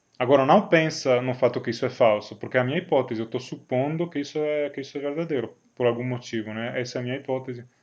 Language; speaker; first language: Portuguese; non-native, fluent; Italian